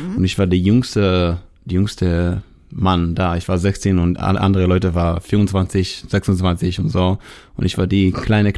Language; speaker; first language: German; non-native, learner; Hebrew